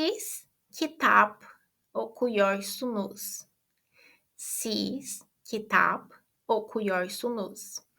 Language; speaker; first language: Turkish; non-native, fluent; Portuguese